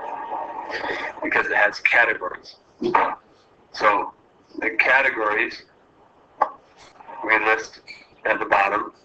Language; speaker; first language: English; native; English